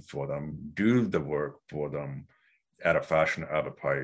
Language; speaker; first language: English; native; English